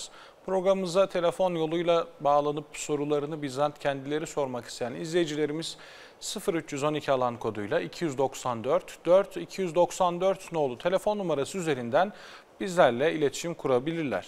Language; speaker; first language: Turkish; native; Turkish